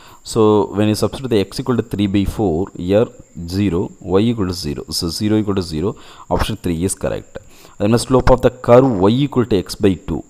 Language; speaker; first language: English; non-native, local second language; Tamil